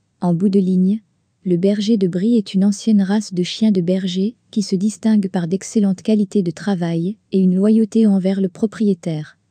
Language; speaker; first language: French; native; French